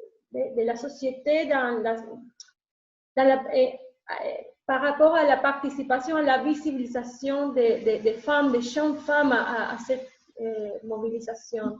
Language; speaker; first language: French; non-native, learner; Spanish